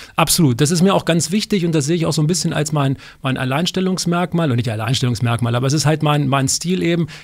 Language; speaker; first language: German; native; German